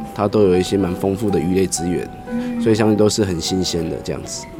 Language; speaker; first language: Chinese; native; Chinese